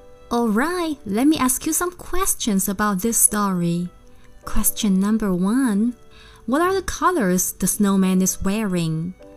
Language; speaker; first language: English; non-native, fluent; Chinese